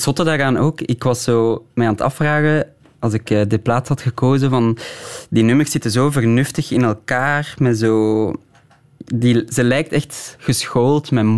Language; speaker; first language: Dutch; native; Dutch